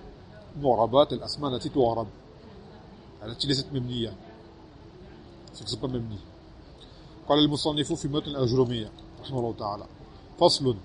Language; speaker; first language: Arabic; non-native, fluent; French